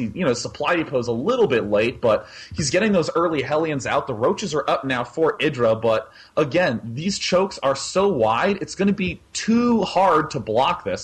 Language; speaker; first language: English; native; English